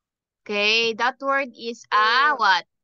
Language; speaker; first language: English; non-native, fluent; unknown